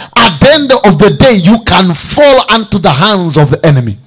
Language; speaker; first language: English; non-native, local second language; Swahili